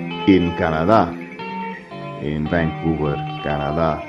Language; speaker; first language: Spanish; non-native, learner; English